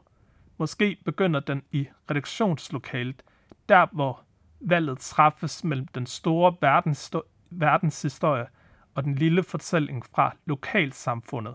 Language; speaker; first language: Danish; native; Danish